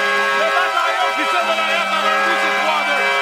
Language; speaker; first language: French; native; French